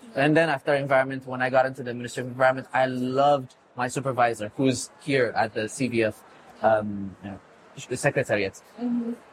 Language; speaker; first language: English; non-native, fluent; Amharic